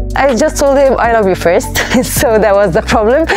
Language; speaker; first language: English; non-native, fluent; Arabic